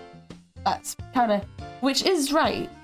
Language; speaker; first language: English; native; English